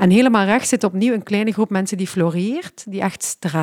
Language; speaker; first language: Dutch; native; Dutch